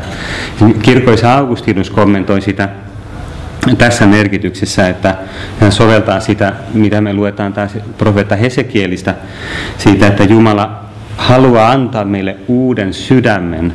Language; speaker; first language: Finnish; native; Finnish